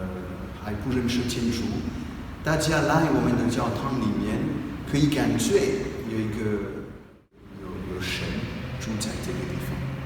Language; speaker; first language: Chinese; non-native, fluent; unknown